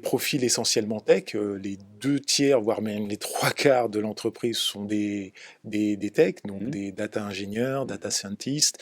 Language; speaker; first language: French; native; French